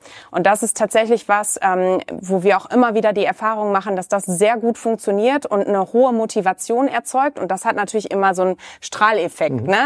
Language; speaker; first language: German; native; German